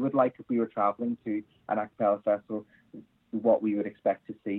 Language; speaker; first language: English; native; English